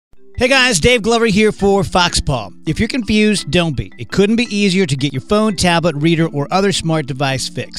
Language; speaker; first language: English; native; English